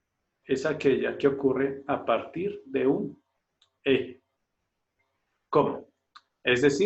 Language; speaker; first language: Spanish; native; Spanish